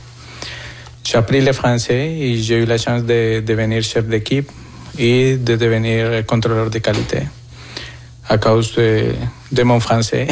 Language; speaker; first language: French; non-native, fluent; Spanish